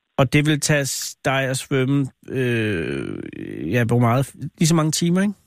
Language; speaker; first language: Danish; native; Danish